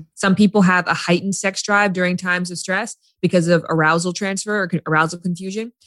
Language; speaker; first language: English; native; English